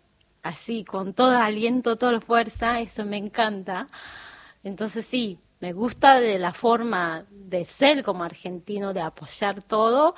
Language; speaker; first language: Spanish; non-native, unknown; Japanese